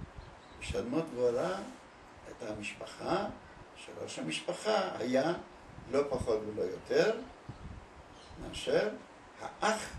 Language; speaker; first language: Hebrew; early bilingual, other home language; Polish